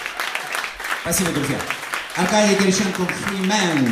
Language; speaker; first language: Russian; native; Russian